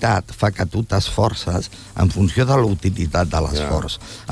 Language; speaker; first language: Catalan; native; Catalan